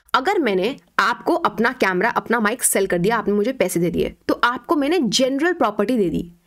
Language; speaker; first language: Hindi; native; Hindi